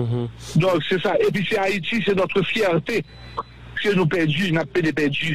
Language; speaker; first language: French; non-native, local second language; Haitian Creole